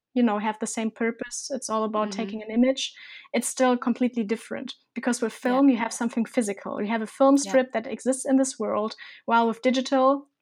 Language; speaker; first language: English; non-native, fluent; German